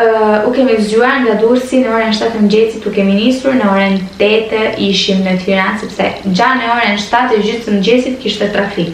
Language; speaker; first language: Albanian; early bilingual, heritage; Albanian